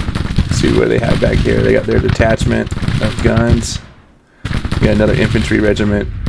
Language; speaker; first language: English; native; English